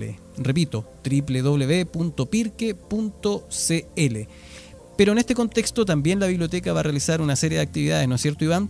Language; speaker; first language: Spanish; native; Spanish